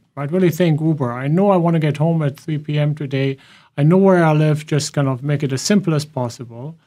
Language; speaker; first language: English; non-native, fluent; German